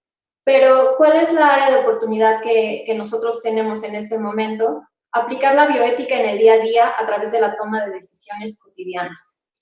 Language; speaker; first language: Spanish; native; Spanish